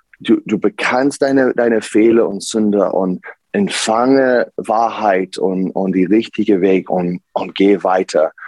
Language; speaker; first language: German; non-native, learner; English